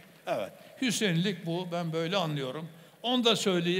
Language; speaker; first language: Turkish; native; Turkish